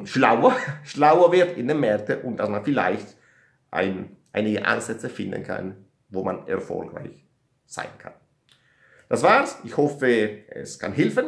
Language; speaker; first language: German; non-native, learner; Italian